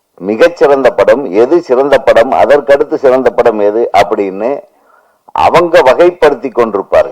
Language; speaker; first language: Tamil; native; Tamil